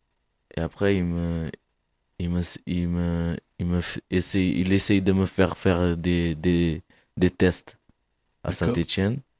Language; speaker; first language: French; non-native, fluent; Kabuverdianu